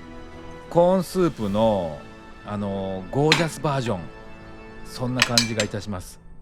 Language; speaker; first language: Japanese; native; Japanese